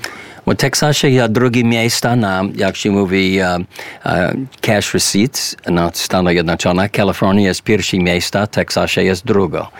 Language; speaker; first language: Polish; early bilingual, heritage; English